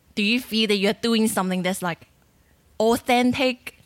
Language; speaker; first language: English; non-native, fluent; Chinese